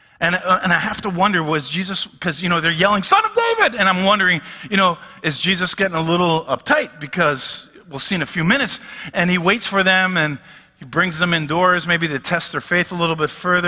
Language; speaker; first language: English; native; English